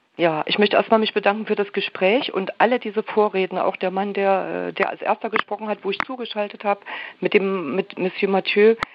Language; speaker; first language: German; native; German